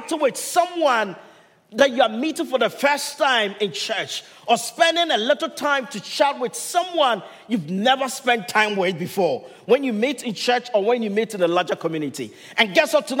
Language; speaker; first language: English; non-native, local second language; Akan